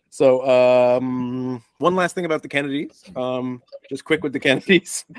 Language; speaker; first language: English; native; English